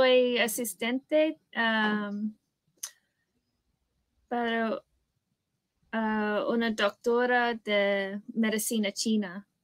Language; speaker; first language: Spanish; non-native, learner; English